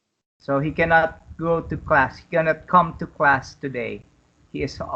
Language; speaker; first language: English; non-native, fluent; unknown